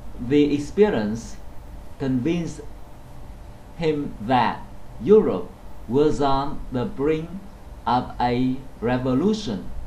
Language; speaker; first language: English; non-native, fluent; Vietnamese